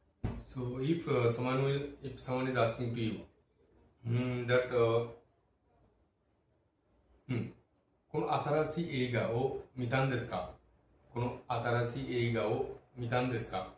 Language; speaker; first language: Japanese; non-native, fluent; Bangla